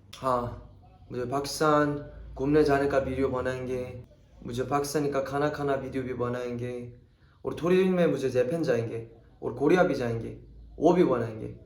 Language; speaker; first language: Hindi; non-native, learner; Korean